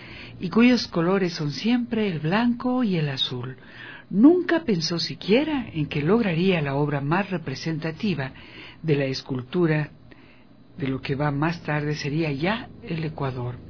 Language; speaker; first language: Spanish; native; Spanish